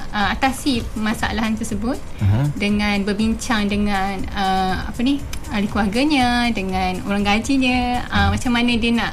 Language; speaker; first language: Malay; native; Malay